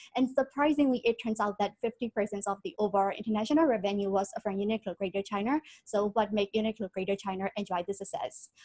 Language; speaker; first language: English; non-native, fluent; Burmese